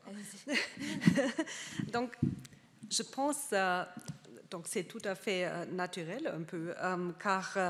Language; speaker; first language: French; non-native, fluent; German